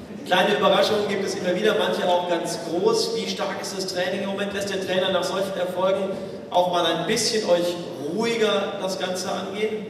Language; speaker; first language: German; native; German